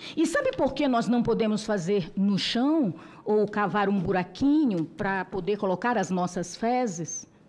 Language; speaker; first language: Portuguese; non-native, local second language; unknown